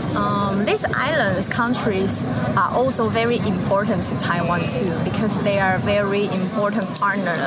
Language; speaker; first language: English; non-native, learner; Chinese